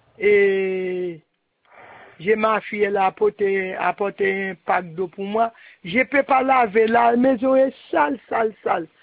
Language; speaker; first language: French; non-native, local second language; Haitian Creole